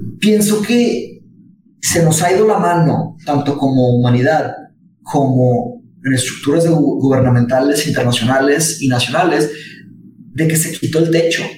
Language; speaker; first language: Spanish; early bilingual, other home language; Portuguese